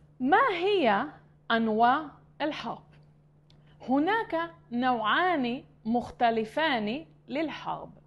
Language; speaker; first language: Arabic; non-native, fluent; Hebrew